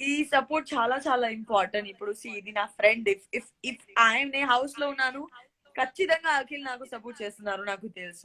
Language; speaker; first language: Telugu; non-native, learner; Gujarati